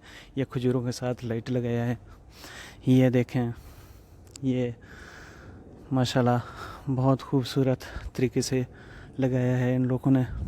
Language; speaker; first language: Hindi; non-native, local second language; Baluchi